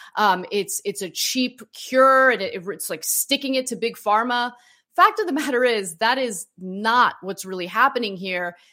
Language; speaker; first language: English; early bilingual, other home language; Armenian